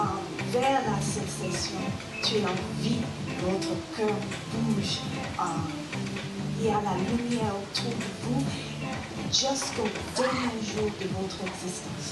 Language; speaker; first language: French; non-native, learner; English